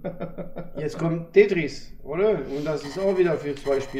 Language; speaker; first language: German; non-native, learner; French